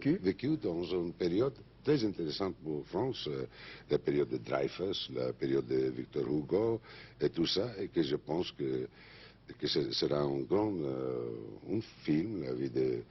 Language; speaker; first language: French; non-native, learner; Spanish